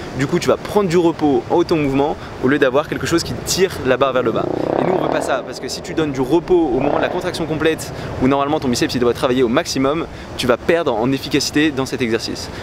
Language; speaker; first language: French; native; French